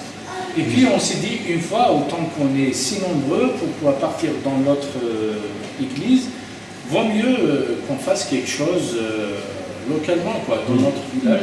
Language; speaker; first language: French; native; French